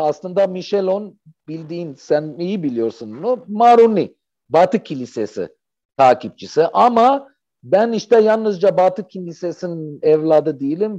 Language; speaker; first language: Turkish; non-native, fluent; Arabic